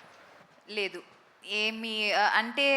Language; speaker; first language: Telugu; non-native, fluent; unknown